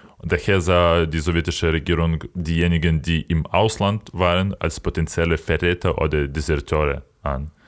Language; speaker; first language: German; non-native, fluent; Ukrainian